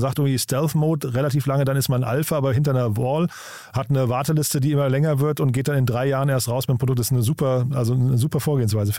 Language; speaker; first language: German; native; German